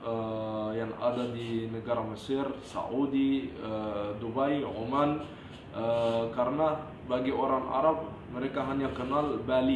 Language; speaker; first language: Indonesian; non-native, fluent; Arabic